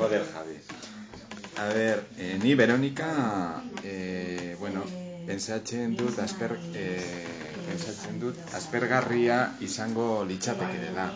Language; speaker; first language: Basque; non-native, learner; Spanish